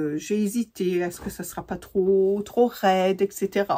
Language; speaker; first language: French; native; French